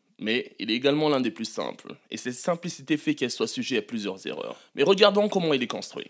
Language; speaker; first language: French; non-native, local second language; Malagasy